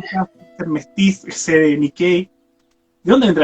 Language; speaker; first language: Spanish; native; Spanish